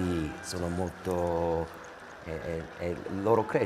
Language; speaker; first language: Italian; early bilingual, heritage; English